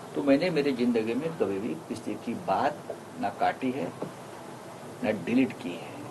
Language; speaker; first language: Hindi; non-native, local second language; Marathi